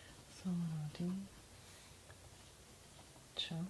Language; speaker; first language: Italian; non-native, learner; English